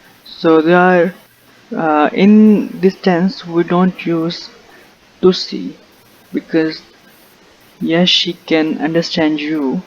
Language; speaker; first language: English; non-native, local second language; Punjabi